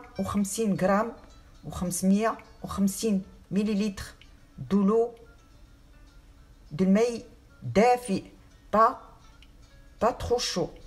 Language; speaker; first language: French; non-native, fluent; Arabic